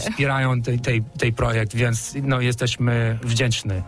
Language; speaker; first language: Polish; non-native, fluent; English